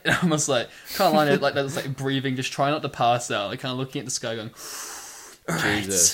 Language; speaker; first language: English; native; English